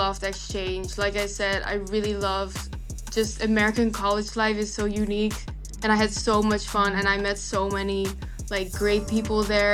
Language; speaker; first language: English; non-native, fluent; Dutch